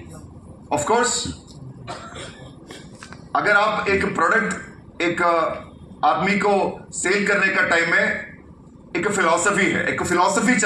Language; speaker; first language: Hindi; non-native, local second language; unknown